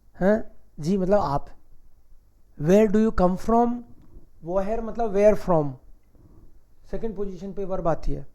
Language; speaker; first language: Hindi; native; Hindi